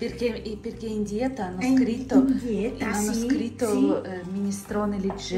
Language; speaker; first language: Italian; non-native, fluent; Russian